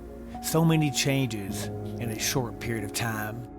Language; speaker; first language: English; native; English